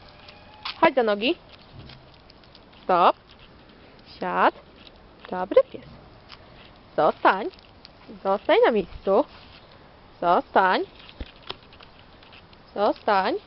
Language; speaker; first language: Polish; native; Polish